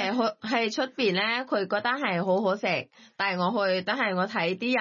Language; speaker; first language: Cantonese; non-native, learner; Thai